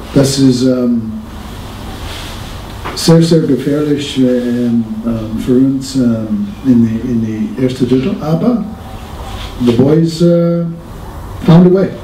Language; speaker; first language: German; non-native, learner; English